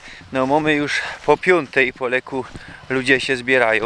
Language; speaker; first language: Polish; non-native, local second language; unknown